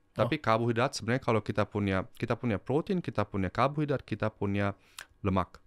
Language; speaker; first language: Indonesian; early bilingual, heritage; German